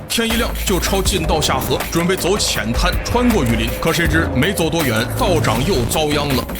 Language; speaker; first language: Chinese; native; Chinese